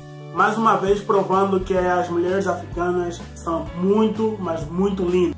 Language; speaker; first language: Portuguese; native; Portuguese